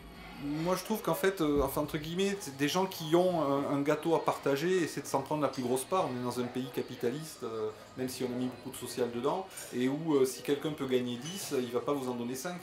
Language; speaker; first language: French; native; French